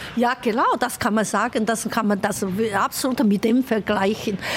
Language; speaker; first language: German; non-native, fluent; Chinese